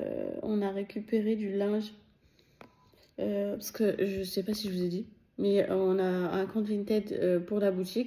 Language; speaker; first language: French; native; French